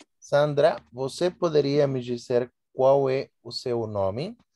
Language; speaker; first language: Portuguese; non-native, fluent; Spanish